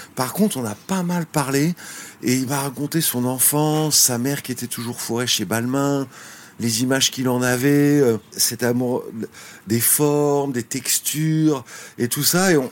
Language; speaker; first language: French; native; French